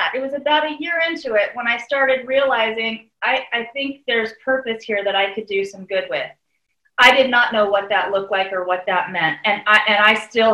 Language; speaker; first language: English; native; English